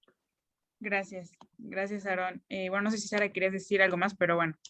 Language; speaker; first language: Spanish; native; Spanish